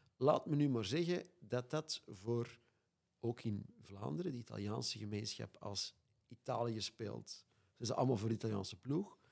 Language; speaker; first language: Dutch; native; Dutch